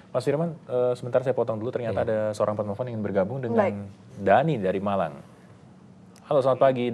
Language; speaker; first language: Indonesian; native; Indonesian